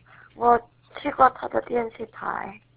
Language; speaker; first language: Chinese; non-native, learner; Korean